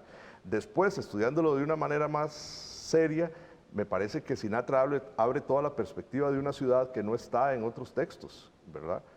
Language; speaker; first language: Spanish; native; Spanish